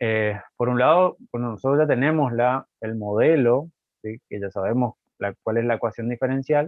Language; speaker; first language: Spanish; native; Spanish